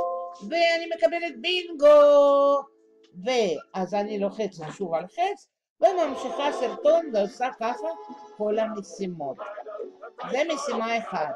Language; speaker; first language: Hebrew; non-native, fluent; Russian